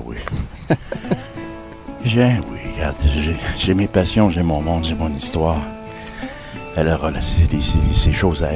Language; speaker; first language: French; native; French